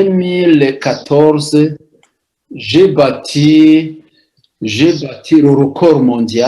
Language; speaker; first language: French; non-native, local second language; Rundi